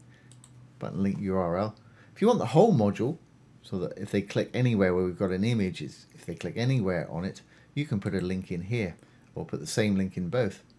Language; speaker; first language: English; native; English